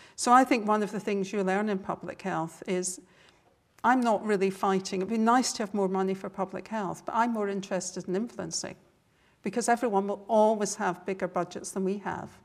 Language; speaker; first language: English; native; English